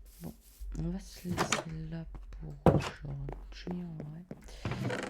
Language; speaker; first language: French; native; French